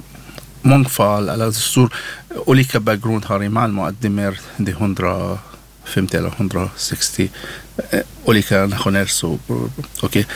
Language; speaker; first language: Swedish; non-native, learner; Arabic